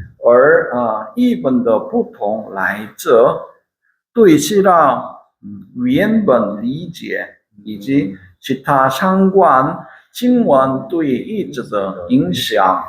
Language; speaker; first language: Chinese; non-native, fluent; Korean